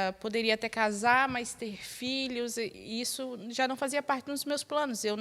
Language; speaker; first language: Portuguese; native; Portuguese